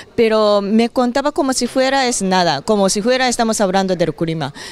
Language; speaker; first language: Spanish; non-native, fluent; Japanese